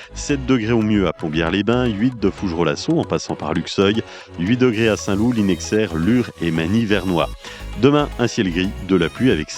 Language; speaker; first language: French; native; French